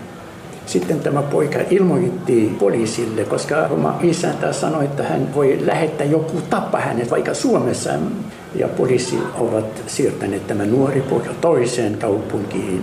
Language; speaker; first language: Finnish; non-native, learner; Arabic